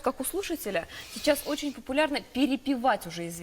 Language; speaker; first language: Russian; native; Russian